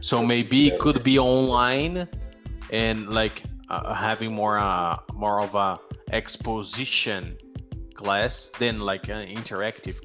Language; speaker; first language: English; non-native, fluent; Portuguese